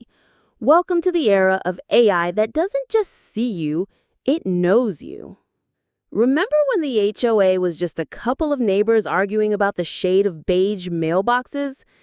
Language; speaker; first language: English; native; English